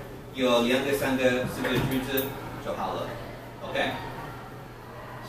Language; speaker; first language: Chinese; non-native, learner; English